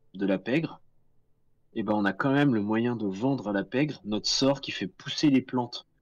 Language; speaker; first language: French; native; French